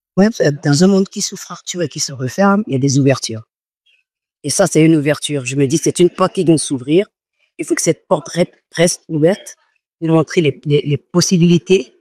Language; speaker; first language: French; non-native, local second language; Fon